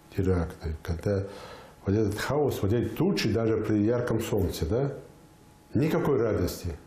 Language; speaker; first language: Russian; non-native, local second language; Ingush